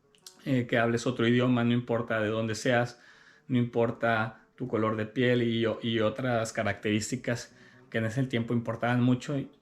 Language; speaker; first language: Spanish; native; Spanish